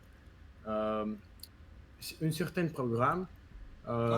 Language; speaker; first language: French; non-native, learner; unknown